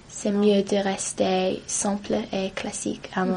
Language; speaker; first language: French; non-native, learner; English